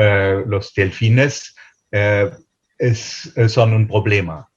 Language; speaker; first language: Spanish; non-native, fluent; German